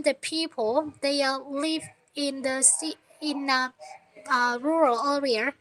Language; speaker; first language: English; non-native, learner; Vietnamese